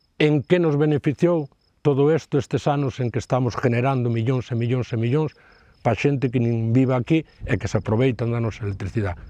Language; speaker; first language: Galician; native; Galician